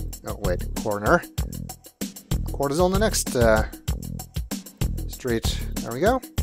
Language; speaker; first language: English; native; English